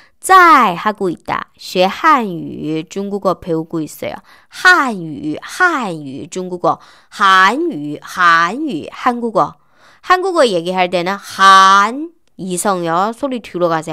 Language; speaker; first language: Korean; non-native, fluent; Chinese